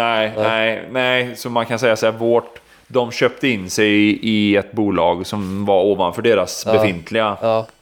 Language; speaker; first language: Swedish; native; Swedish